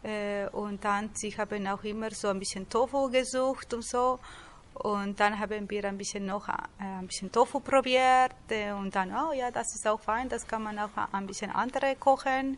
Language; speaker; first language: German; non-native, learner; Spanish